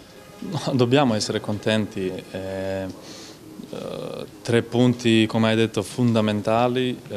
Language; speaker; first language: Italian; non-native, fluent; Croatian